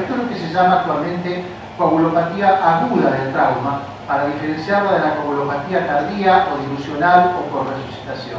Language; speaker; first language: Spanish; native; Spanish